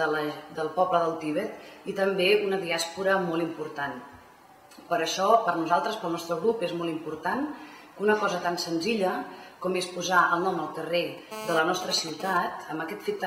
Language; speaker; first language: Catalan; native; Catalan